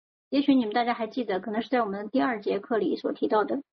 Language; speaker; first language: Chinese; native; Chinese